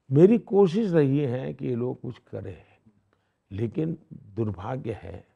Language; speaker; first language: Hindi; non-native, local second language; Gujarati